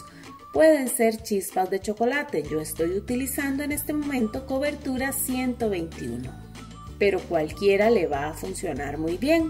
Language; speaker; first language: Spanish; native; Spanish